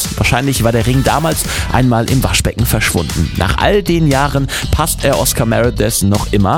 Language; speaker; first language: German; native; German